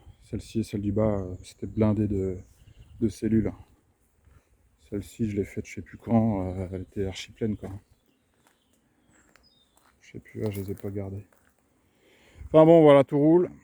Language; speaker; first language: French; native; French